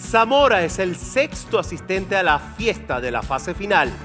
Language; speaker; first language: Spanish; native; Spanish